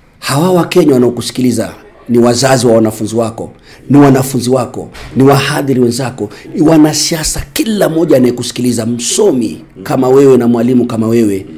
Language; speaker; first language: Swahili; native; Swahili